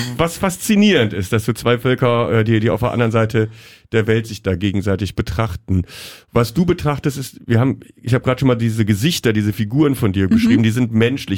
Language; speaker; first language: German; native; German